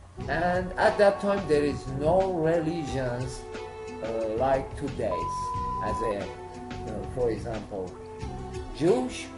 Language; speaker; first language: English; non-native, learner; Persian